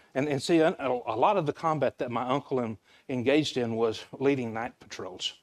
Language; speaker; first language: English; native; English